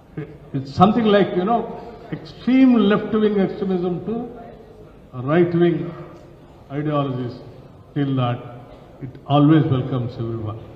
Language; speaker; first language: English; non-native, local second language; Telugu